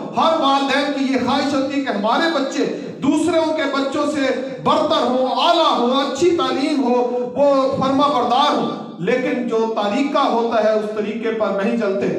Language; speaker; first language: Urdu; non-native, local second language; Punjabi